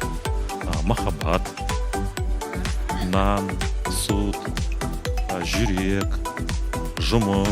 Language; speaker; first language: Kazakh; non-native, local second language; Russian